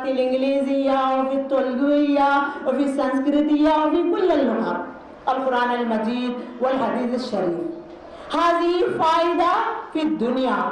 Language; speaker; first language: Arabic; non-native, learner; Urdu